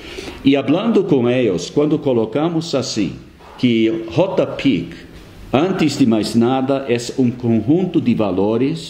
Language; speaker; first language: Spanish; non-native, fluent; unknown